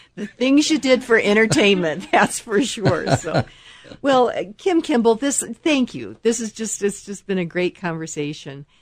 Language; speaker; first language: English; native; English